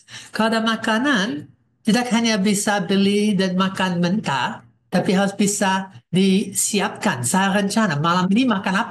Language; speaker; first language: Indonesian; non-native, fluent; English